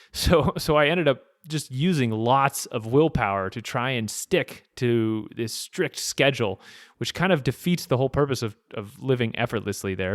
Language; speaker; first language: English; native; English